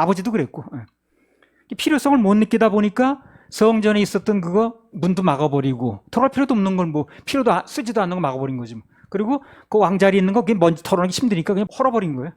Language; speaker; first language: Korean; native; Korean